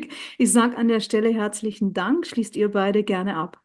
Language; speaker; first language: German; native; German